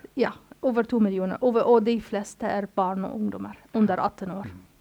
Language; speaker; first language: Norwegian; non-native, fluent; Arabic